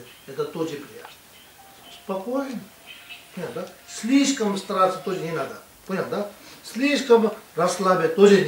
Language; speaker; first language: Russian; non-native, learner; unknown